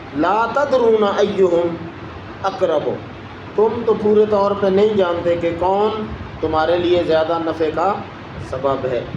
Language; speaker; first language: Urdu; non-native, local second language; Punjabi